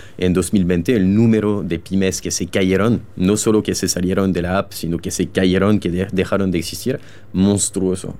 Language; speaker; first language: Spanish; non-native, fluent; French